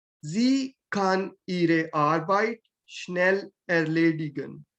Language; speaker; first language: German; non-native, fluent; Hindi